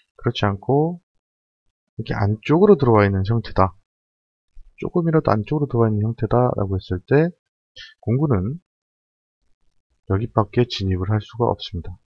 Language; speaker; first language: Korean; native; Korean